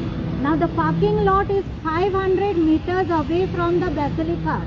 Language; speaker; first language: English; non-native, local second language; Hindi